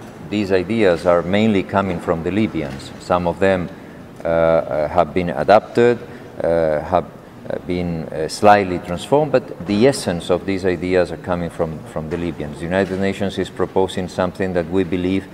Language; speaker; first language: English; non-native, fluent; Spanish